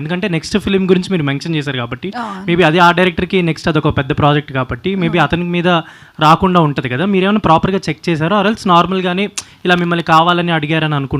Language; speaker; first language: Telugu; native; Telugu